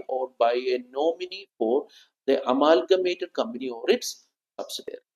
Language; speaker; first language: English; non-native, local second language; Malayalam